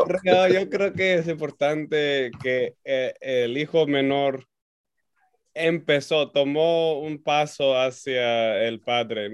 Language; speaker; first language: Spanish; non-native, fluent; English